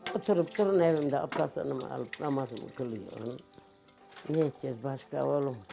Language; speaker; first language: Turkish; native; Turkish